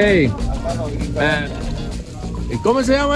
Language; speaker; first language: Spanish; non-native, learner; English